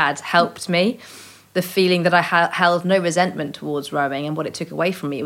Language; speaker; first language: English; native; English